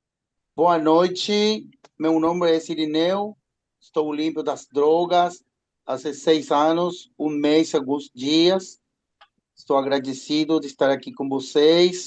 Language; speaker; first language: Portuguese; non-native, learner; Spanish